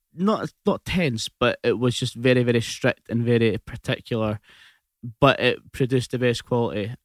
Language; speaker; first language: English; native; English